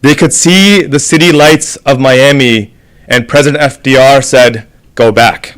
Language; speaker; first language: English; native; English